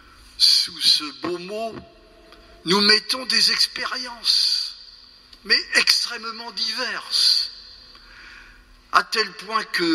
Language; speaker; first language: French; native; French